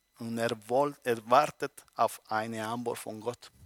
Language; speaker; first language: German; non-native, learner; Spanish